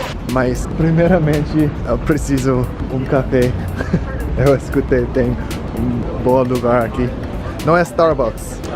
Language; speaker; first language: Portuguese; non-native, learner; English